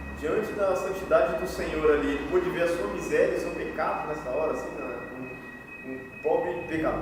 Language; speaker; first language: Portuguese; native; Portuguese